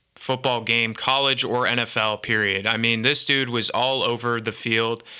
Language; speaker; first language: English; native; English